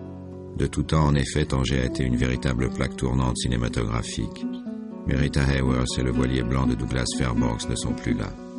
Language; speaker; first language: French; native; French